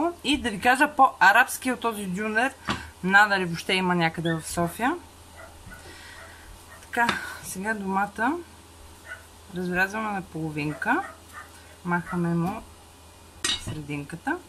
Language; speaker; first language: Bulgarian; native; Bulgarian